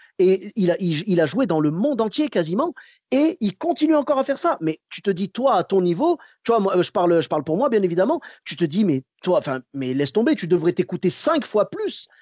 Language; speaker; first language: French; early bilingual, other home language; Arabic